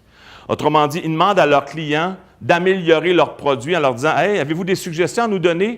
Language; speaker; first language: French; native; French